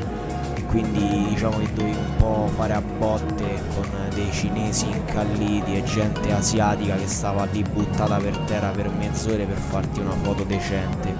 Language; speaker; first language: Italian; native; Italian